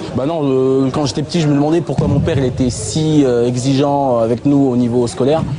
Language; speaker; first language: French; early bilingual, other home language; Lingala